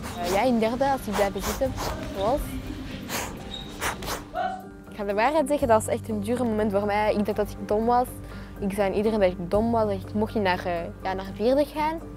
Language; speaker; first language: Dutch; non-native, local second language; French